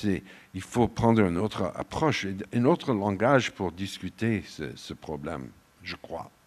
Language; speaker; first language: French; non-native, fluent; English